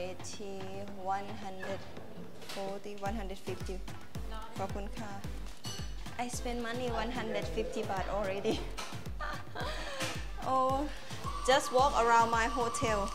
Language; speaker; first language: English; non-native, learner; Thai